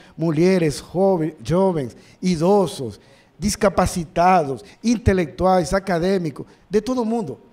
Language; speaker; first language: Portuguese; non-native, learner; Spanish